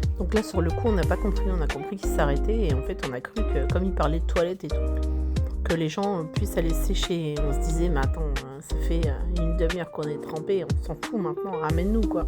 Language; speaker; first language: French; native; French